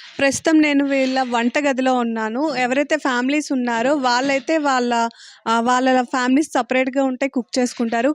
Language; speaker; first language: Telugu; native; Telugu